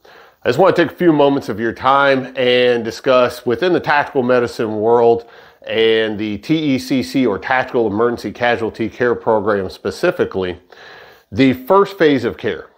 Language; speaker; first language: English; native; English